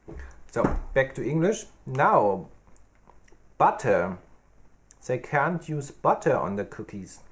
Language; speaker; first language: English; non-native, learner; German